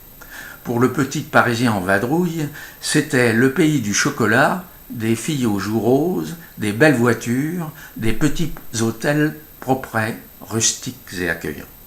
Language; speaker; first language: French; native; French